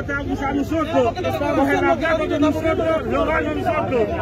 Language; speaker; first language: Spanish; non-native, learner; Haitian Creole